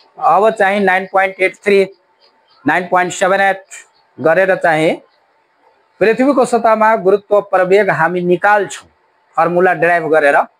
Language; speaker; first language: Nepali; non-native, local second language; Maithili